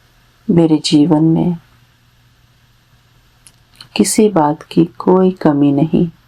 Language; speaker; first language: Hindi; native; Hindi